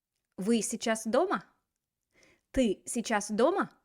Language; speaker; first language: Russian; non-native, fluent; English